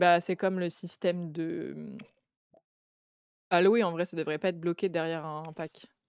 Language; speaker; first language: French; native; French